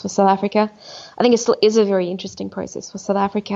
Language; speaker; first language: English; native; English